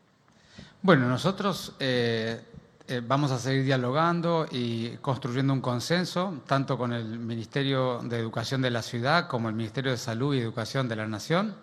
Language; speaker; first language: Spanish; native; Spanish